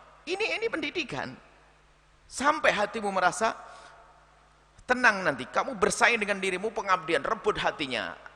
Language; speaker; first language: Indonesian; native; Indonesian